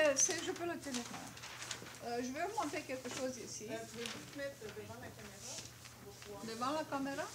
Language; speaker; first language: French; non-native, fluent; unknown